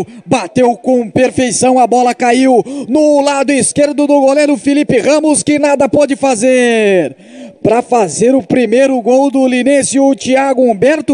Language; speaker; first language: Portuguese; native; Portuguese